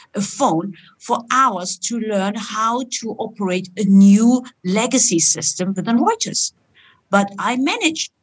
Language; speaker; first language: English; non-native, fluent; Turkish